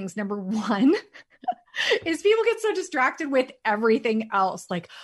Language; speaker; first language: English; native; English